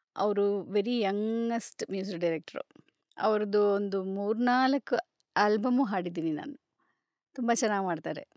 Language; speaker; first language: Kannada; non-native, local second language; Malayalam